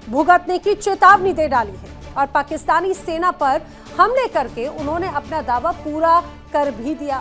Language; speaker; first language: Hindi; native; Hindi